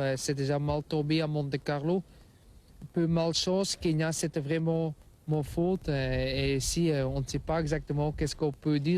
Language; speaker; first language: French; non-native, local second language; Dutch